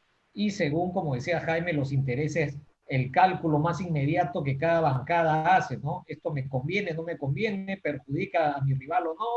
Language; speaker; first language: Spanish; native; Spanish